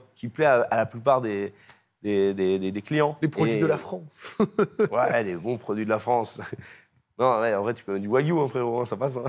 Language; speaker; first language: French; native; French